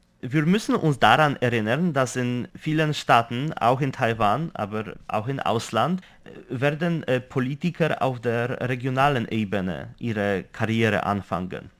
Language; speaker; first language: German; non-native, fluent; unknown